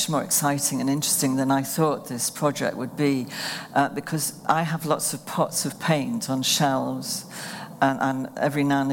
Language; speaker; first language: English; native; English